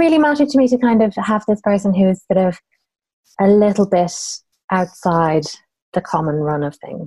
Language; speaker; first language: English; native; English